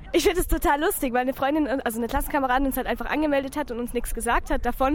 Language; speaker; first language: German; native; German